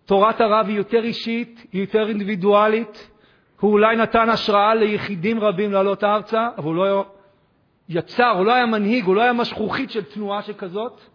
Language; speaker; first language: Hebrew; native; Hebrew